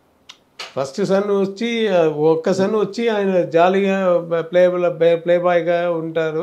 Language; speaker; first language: Telugu; non-native, learner; Tamil